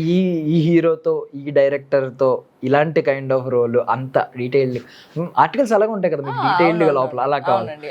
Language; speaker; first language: Telugu; native; Telugu